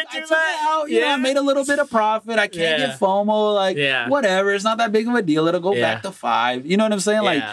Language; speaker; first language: English; non-native, fluent; Portuguese